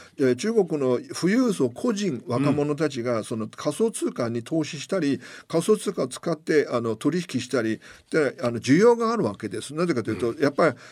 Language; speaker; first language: Japanese; non-native, fluent; Chinese